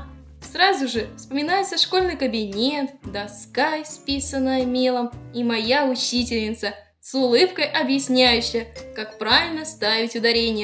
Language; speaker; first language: Russian; native; Russian